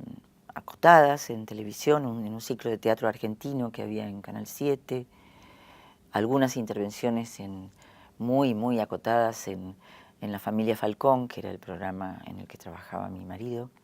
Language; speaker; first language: Spanish; native; Spanish